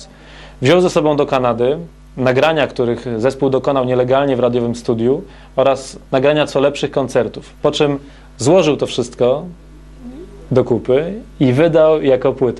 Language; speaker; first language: Polish; native; Polish